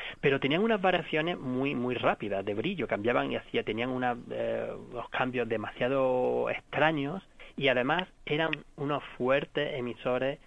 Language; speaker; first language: Spanish; native; Spanish